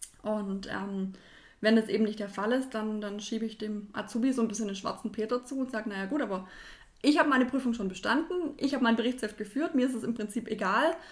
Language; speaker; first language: German; native; German